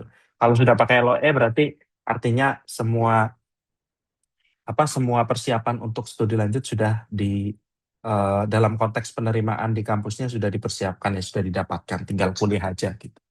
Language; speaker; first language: Indonesian; native; Indonesian